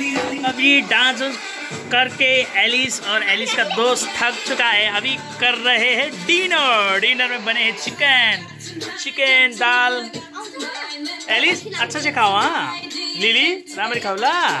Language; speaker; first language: Hindi; non-native, local second language; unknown